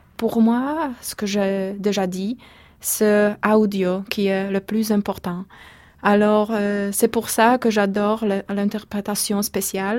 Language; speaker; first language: French; non-native, fluent; Polish